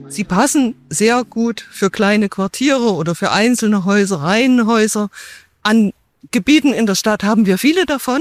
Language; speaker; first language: German; native; German